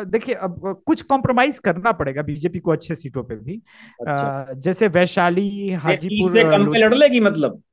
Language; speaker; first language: Hindi; native; Hindi